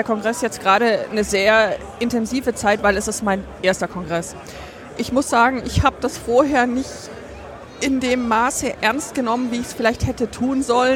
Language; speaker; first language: German; native; German